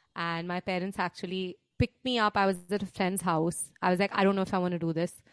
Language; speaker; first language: English; non-native, local second language; Hindi